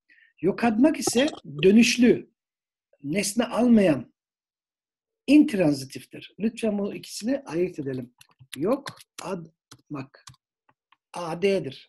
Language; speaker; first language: Turkish; native; Turkish